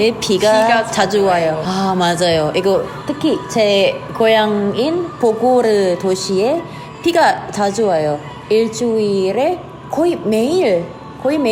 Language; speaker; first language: Korean; non-native, fluent; Indonesian